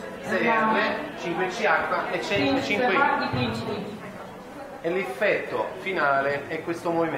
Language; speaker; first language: Italian; native; Italian